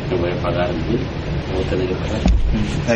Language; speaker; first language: Spanish; native; Spanish